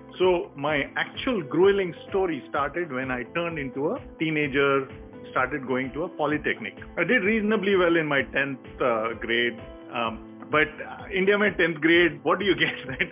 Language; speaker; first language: English; non-native, local second language; Telugu